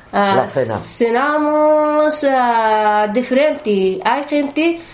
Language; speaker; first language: Spanish; non-native, learner; Arabic